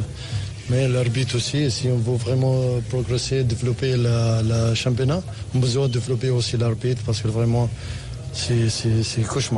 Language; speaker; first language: French; non-native, learner; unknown